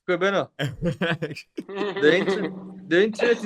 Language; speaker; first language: English; non-native, learner; Mongolian